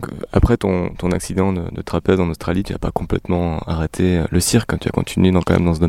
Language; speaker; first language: French; native; French